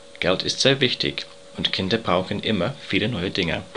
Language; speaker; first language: German; non-native, learner; English